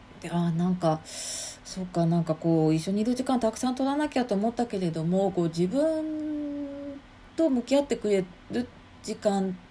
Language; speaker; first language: Japanese; native; Japanese